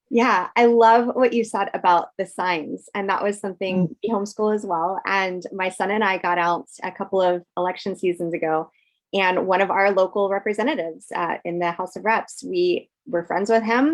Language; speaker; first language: English; native; English